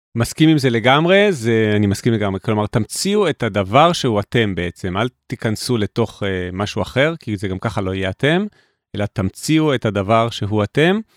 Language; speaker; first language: Hebrew; native; Hebrew